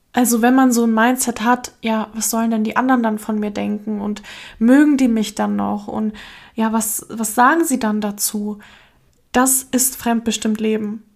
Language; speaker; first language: German; early bilingual, other home language; Russian